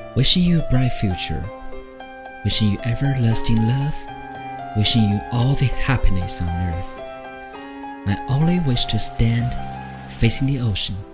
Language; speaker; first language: English; non-native, fluent; Chinese